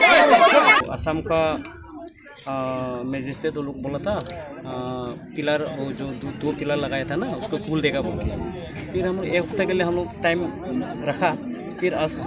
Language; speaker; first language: Hindi; non-native, local second language; Bangla